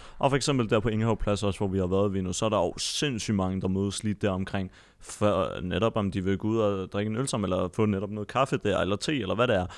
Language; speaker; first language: Danish; early bilingual, other home language; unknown